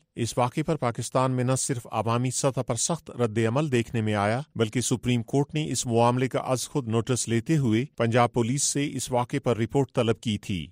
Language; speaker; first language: Urdu; native; Urdu